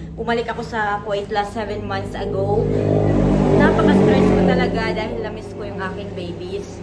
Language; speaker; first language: Filipino; non-native, local second language; Cebuano